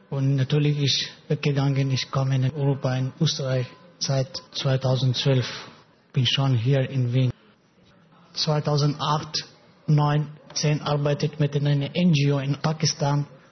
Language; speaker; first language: German; non-native, learner; Pashto